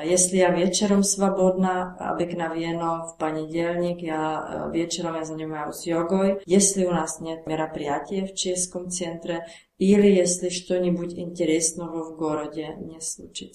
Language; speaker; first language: Russian; non-native, learner; Czech